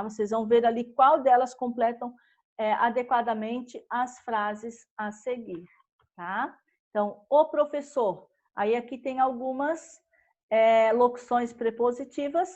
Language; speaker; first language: Portuguese; native; Portuguese